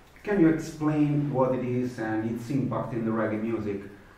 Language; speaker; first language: English; non-native, learner; Italian